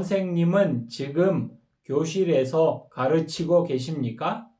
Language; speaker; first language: Korean; non-native, fluent; Kyrgyz